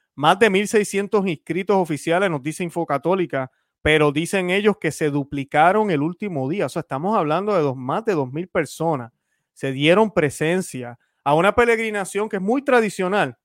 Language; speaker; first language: Spanish; native; Spanish